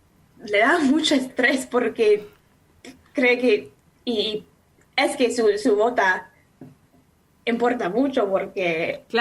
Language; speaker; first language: Spanish; non-native, fluent; English